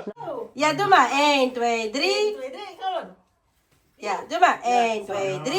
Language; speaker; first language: Dutch; non-native, learner; Filipino